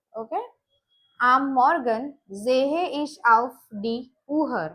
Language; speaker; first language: German; non-native, learner; Gujarati